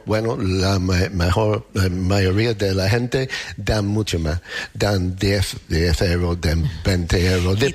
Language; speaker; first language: Spanish; non-native, learner; English